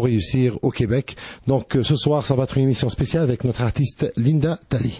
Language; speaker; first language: French; non-native, local second language; Arabic